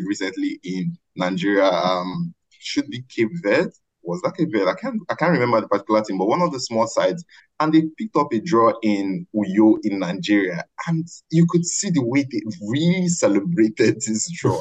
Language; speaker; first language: English; non-native, local second language; Igbo